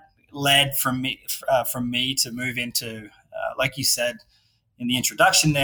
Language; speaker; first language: English; native; English